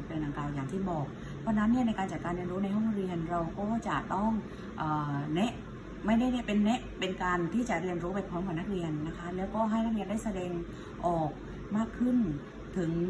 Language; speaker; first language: Thai; native; Thai